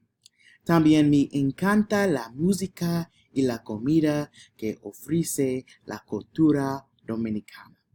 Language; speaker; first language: Spanish; non-native, learner; English